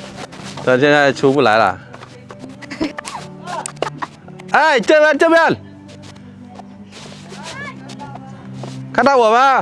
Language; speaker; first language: Chinese; non-native, learner; Vietnamese